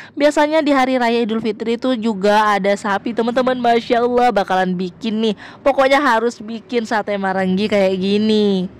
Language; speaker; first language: Indonesian; native; Indonesian